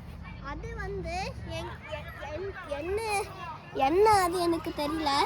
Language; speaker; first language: Tamil; early bilingual, heritage; Tamil